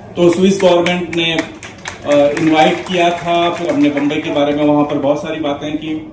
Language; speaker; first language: Hindi; non-native, local second language; Konkani